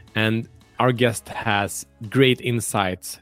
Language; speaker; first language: English; non-native, fluent; French